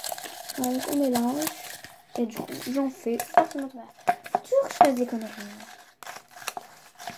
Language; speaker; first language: French; native; French